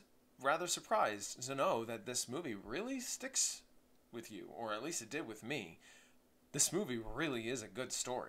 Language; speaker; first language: English; native; English